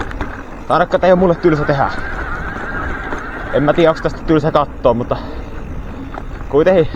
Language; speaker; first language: Finnish; native; Finnish